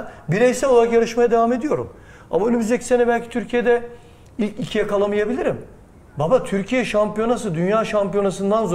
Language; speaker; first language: Turkish; native; Turkish